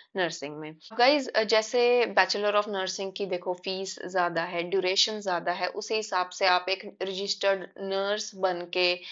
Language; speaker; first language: Hindi; native; Hindi